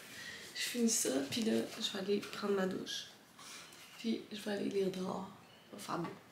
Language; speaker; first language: French; native; French